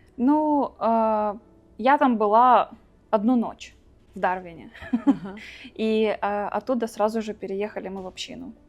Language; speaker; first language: Russian; native; Russian